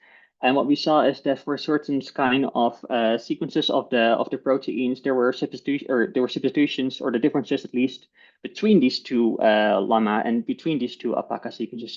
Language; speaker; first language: English; non-native, fluent; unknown